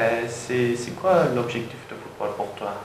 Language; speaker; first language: French; non-native, learner; Turkish